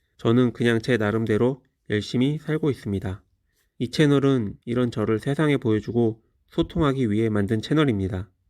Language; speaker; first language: Korean; native; Korean